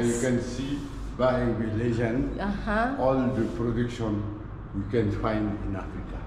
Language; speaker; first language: English; non-native, learner; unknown